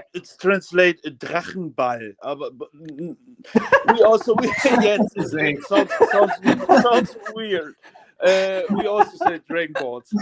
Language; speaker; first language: English; non-native, learner; German